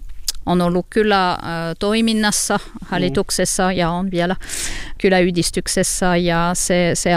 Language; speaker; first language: Finnish; non-native, learner; French